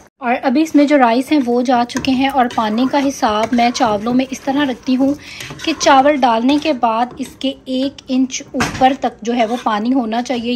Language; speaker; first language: Urdu; native; Urdu